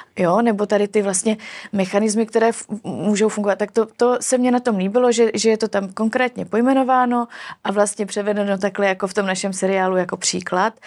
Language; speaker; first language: Czech; native; Czech